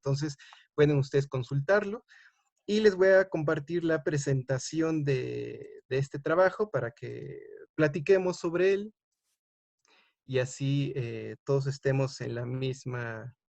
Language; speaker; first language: Spanish; native; Spanish